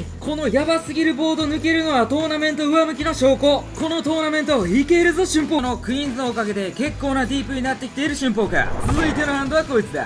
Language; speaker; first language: Japanese; native; Japanese